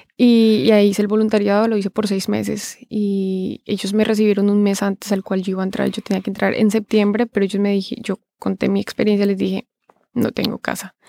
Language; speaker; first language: Spanish; native; Spanish